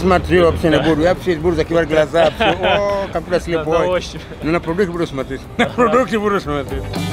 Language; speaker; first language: Russian; non-native, learner; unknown